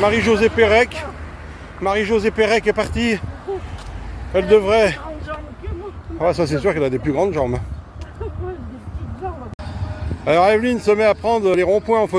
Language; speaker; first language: French; native; French